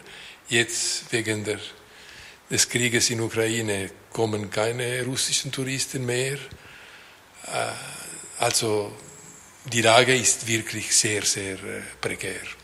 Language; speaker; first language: German; non-native, local second language; Italian